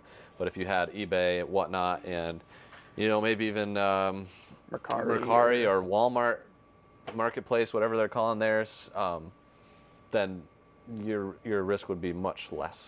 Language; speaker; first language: English; native; English